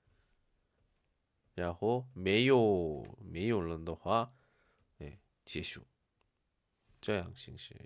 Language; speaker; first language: Chinese; non-native, learner; Korean